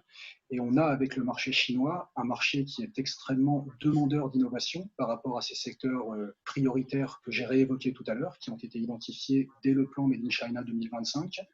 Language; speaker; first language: French; native; French